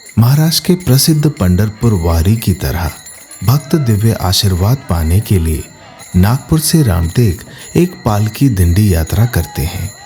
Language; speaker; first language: Hindi; native; Hindi